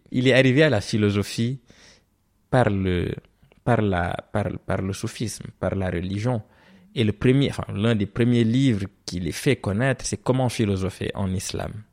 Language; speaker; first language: French; non-native, local second language; Serer